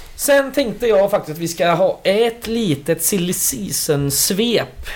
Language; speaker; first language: Swedish; native; Swedish